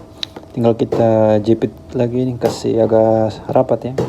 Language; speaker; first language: Indonesian; native; Indonesian